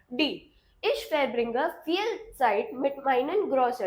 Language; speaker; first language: German; non-native, fluent; Hindi